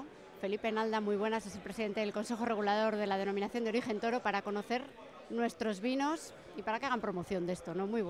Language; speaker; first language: Spanish; native; Spanish